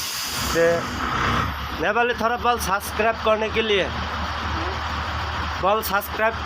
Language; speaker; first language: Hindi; non-native, learner; Bangla